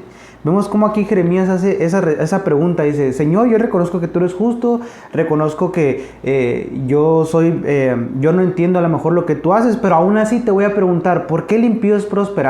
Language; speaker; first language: Spanish; native; Spanish